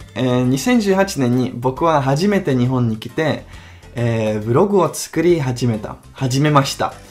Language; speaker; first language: Japanese; non-native, fluent; Czech